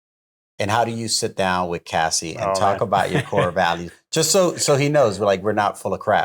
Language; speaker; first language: English; native; English